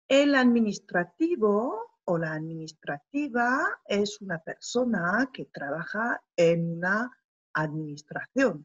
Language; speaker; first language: Spanish; non-native, fluent; French